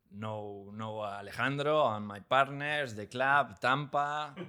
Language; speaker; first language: English; non-native, learner; Spanish